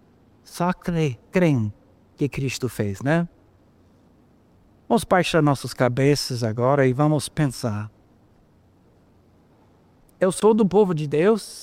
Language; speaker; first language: Portuguese; non-native, fluent; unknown